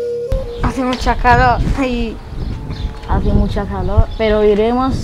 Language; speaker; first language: Spanish; non-native, learner; Arabic